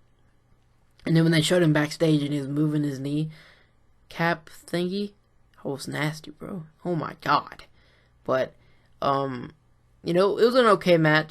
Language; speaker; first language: English; native; English